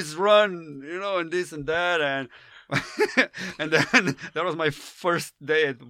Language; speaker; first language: English; non-native, fluent; Slovenian